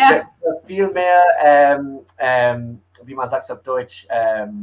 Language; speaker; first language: German; early bilingual, heritage; English